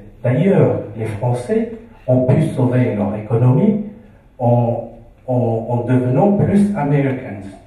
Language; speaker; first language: French; non-native, local second language; Arabic